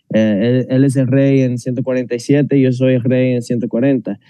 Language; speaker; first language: Spanish; non-native, fluent; English